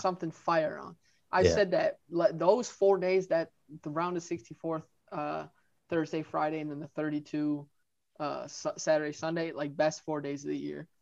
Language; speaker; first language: English; native; English